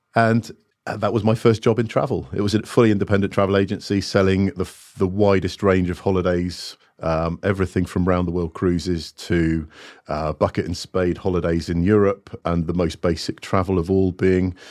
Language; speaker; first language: English; native; English